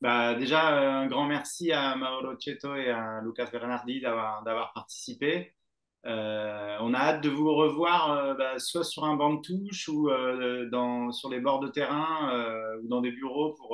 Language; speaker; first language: French; native; French